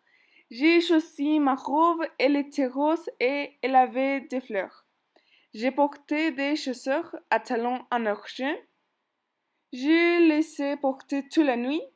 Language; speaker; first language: French; non-native, learner; Spanish